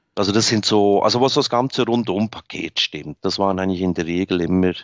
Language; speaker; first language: German; native; German